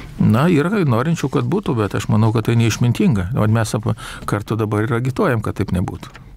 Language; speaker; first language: Lithuanian; native; Lithuanian